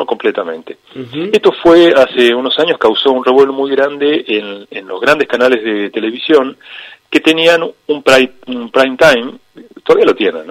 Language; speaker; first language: Spanish; native; Spanish